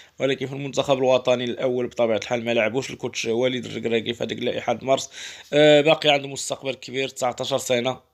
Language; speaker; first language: Arabic; native; Arabic